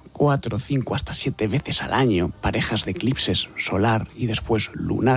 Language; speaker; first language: Spanish; native; Spanish